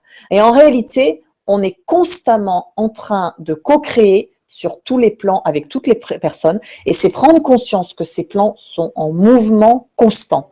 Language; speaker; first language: French; native; French